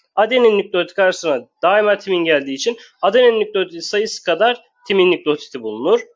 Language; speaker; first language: Turkish; native; Turkish